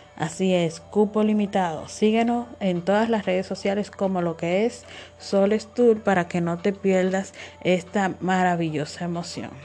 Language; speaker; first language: Spanish; native; Spanish